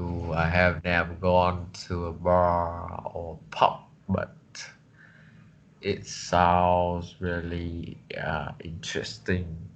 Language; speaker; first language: English; non-native, learner; Vietnamese